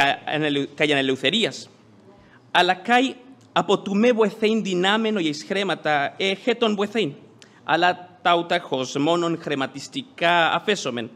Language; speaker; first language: Greek; non-native, fluent; Spanish